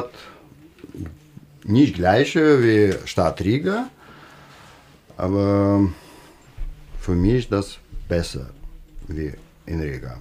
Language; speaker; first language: German; non-native, learner; Russian